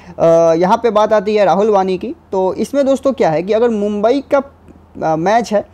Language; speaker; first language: Hindi; native; Hindi